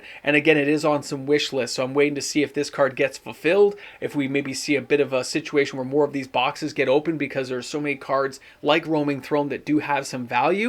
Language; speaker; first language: English; native; English